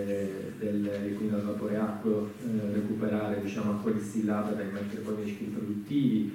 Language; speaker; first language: Italian; native; Italian